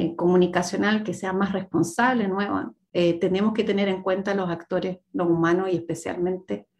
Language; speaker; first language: Spanish; native; Spanish